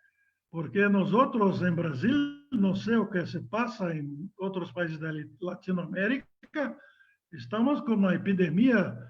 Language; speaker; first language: Spanish; non-native, learner; Portuguese